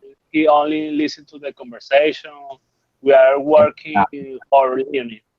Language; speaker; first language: English; non-native, learner; Spanish